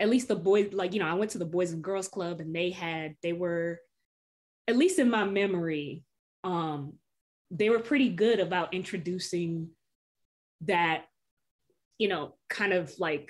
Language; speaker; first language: English; native; English